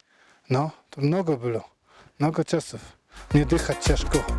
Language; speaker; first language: Russian; non-native, learner; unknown